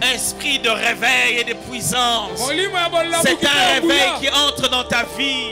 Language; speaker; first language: French; non-native, local second language; Lingala